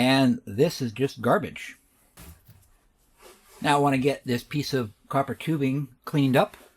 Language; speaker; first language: English; native; English